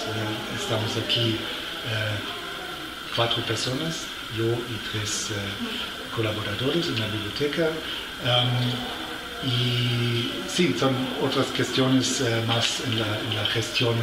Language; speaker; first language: Spanish; non-native, fluent; German